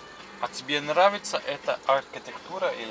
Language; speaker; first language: Russian; non-native, learner; English